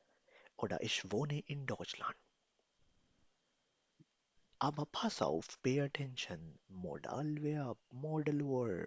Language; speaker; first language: German; non-native, fluent; Urdu